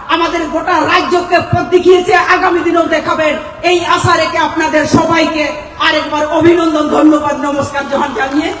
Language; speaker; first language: Bangla; non-native, local second language; Santali